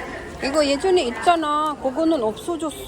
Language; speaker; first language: Korean; non-native, learner; Filipino